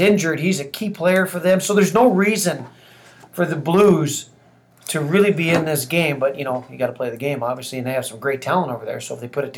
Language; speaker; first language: English; native; English